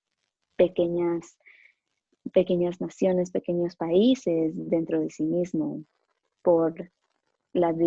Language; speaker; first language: Spanish; early bilingual, other home language; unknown